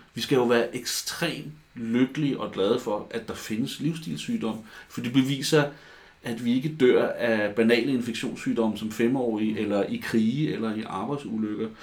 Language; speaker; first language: Danish; native; Danish